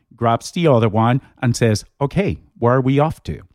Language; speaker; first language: English; non-native, fluent; Spanish